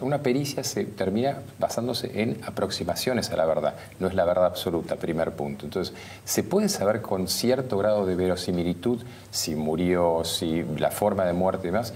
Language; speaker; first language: Spanish; native; Spanish